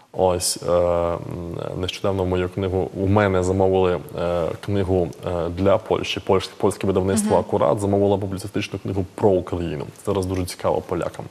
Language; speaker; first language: Ukrainian; native; Ukrainian